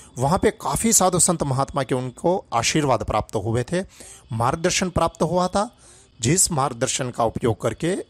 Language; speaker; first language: Hindi; non-native, local second language; Gujarati